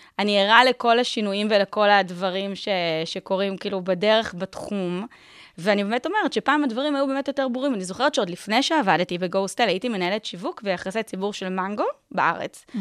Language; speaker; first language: Hebrew; native; Hebrew